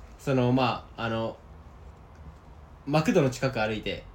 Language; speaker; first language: Japanese; native; Japanese